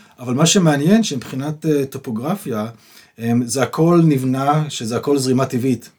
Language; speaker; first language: Hebrew; native; Hebrew